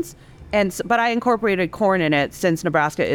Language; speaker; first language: English; non-native, local second language; Cantonese